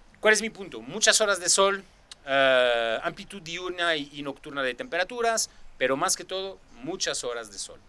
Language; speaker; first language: Spanish; non-native, fluent; French